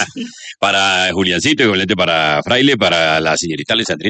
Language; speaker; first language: Spanish; native; Spanish